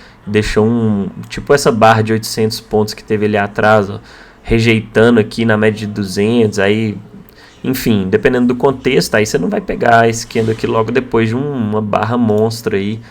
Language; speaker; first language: Portuguese; native; Portuguese